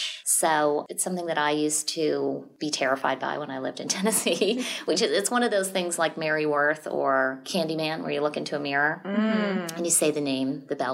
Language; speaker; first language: English; native; English